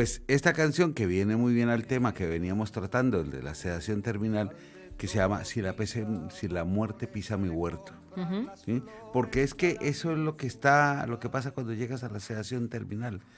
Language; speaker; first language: Spanish; native; Spanish